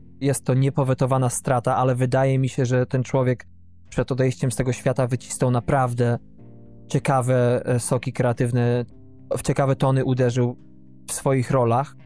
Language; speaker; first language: Polish; native; Polish